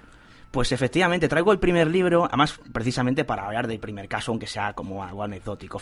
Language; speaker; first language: Spanish; native; Spanish